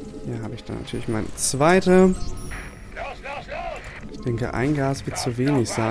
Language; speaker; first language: German; native; German